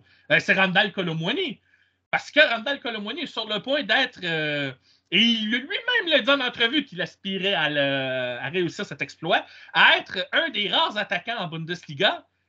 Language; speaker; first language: French; native; French